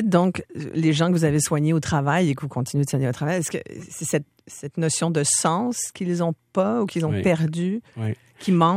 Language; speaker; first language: French; native; French